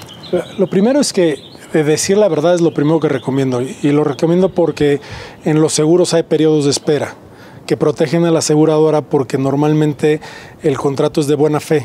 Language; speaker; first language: Spanish; native; Spanish